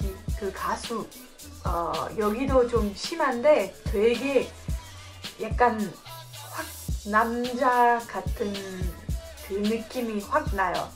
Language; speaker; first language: Korean; non-native, fluent; French